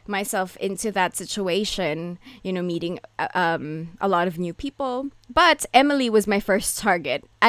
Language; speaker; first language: English; non-native, local second language; Filipino